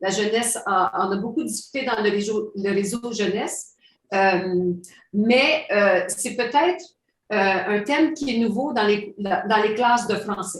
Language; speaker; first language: French; native; French